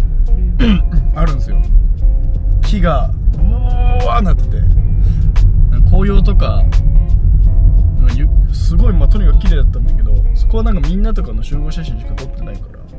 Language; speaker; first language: Japanese; native; Japanese